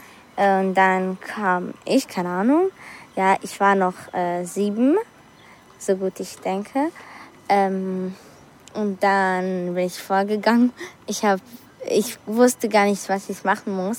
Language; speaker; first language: German; early bilingual, other home language; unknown